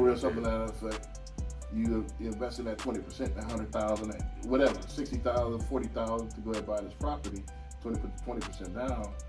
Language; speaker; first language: English; native; English